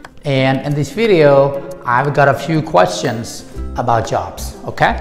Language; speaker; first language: English; non-native, fluent; Khmer